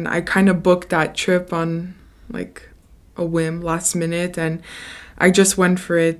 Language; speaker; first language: English; native; English